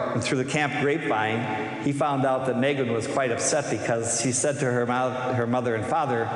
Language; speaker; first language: English; native; English